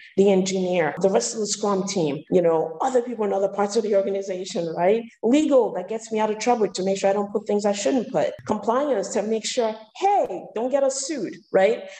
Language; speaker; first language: English; early bilingual, other home language; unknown